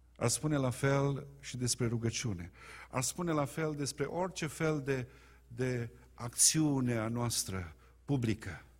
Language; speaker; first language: Romanian; native; Romanian